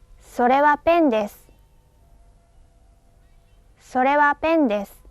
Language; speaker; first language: Japanese; non-native, learner; Thai